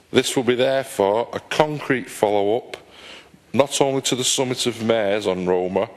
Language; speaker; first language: English; native; English